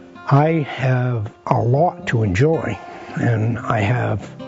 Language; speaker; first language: English; native; English